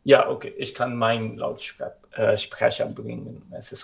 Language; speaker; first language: German; non-native, learner; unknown